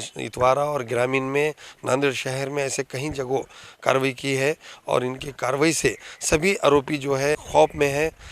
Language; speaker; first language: Hindi; non-native, local second language; Urdu